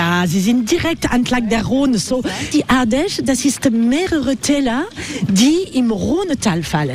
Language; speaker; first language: German; non-native, learner; French